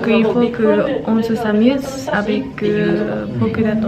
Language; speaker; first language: French; non-native, learner; Japanese